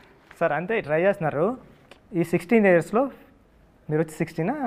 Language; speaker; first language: Telugu; native; Telugu